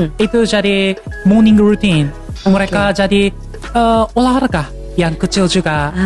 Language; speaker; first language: Indonesian; non-native, fluent; Japanese